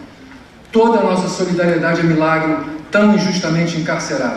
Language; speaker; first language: Portuguese; native; Portuguese